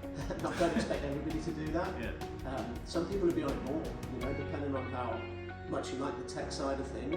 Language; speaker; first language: English; native; English